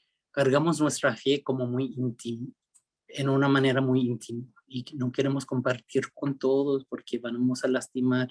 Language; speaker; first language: Spanish; early bilingual, heritage; Spanish